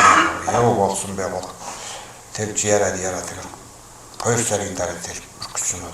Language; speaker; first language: Mongolian; non-native, local second language; Kazakh